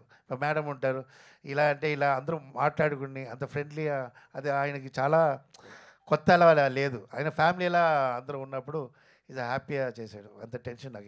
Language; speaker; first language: Telugu; non-native, local second language; Tamil